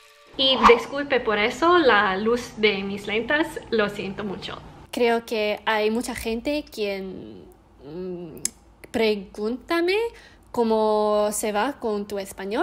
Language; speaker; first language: Spanish; non-native, learner; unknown